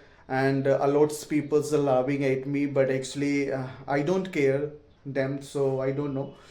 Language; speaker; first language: English; non-native, learner; Hindi